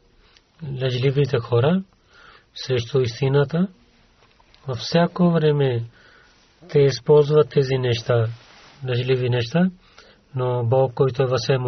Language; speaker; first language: Bulgarian; non-native, learner; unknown